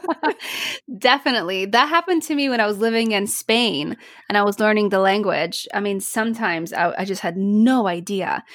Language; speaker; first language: English; non-native, fluent; Polish